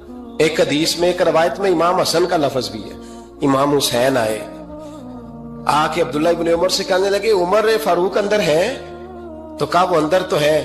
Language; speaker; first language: Urdu; native; Urdu